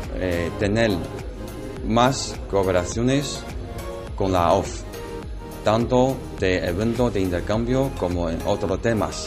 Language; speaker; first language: Spanish; non-native, fluent; Chinese